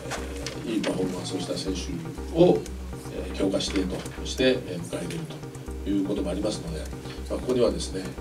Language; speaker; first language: Japanese; native; Japanese